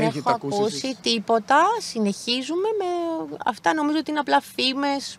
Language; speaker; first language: Greek; native; Greek